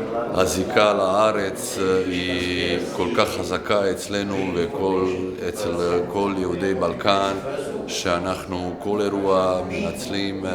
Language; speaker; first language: Hebrew; non-native, fluent; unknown